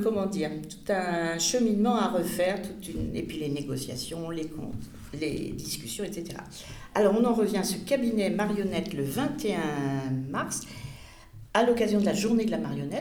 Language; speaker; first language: French; native; French